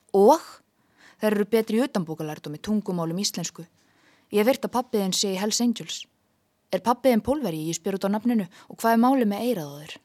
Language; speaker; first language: Icelandic; native; Icelandic